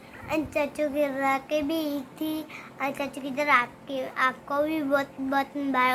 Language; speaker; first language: Hindi; non-native, local second language; Punjabi